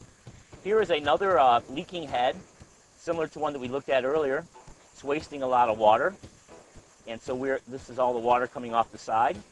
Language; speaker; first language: English; native; English